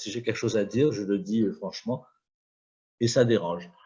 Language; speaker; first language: French; native; French